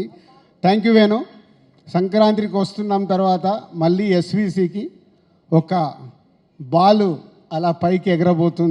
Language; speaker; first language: Telugu; native; Telugu